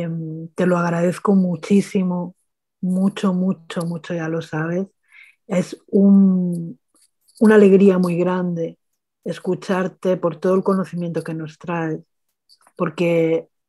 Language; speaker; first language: Spanish; native; Spanish